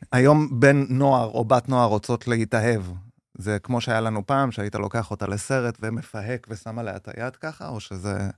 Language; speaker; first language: Hebrew; native; Hebrew